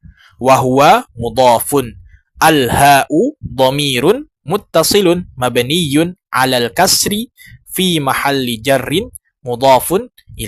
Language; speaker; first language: Arabic; non-native, fluent; Indonesian